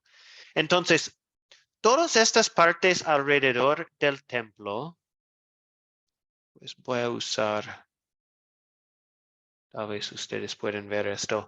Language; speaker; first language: Spanish; non-native, fluent; English